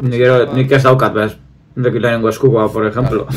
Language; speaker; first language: Basque; non-native, local second language; Spanish